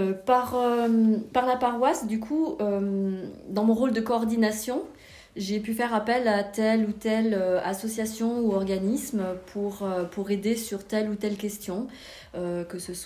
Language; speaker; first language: French; native; French